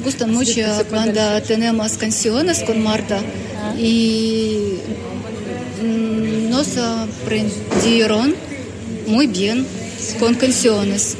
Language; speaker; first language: Spanish; non-native, learner; Ukrainian